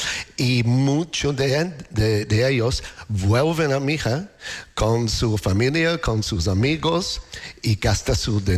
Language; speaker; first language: Spanish; non-native, learner; English